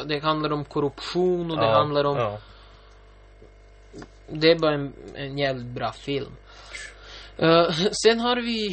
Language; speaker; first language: Swedish; non-native, local second language; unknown